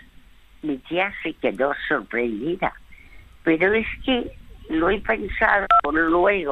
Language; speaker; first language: Spanish; early bilingual, other home language; French